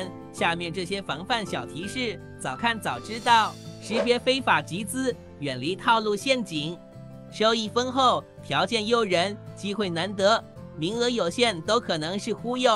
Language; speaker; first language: Chinese; native; Chinese